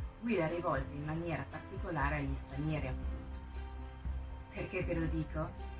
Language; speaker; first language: Italian; non-native, fluent; French